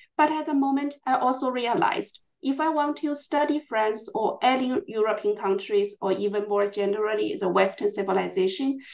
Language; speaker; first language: English; non-native, fluent; Chinese